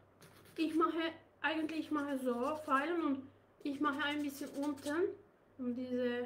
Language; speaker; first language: German; non-native, learner; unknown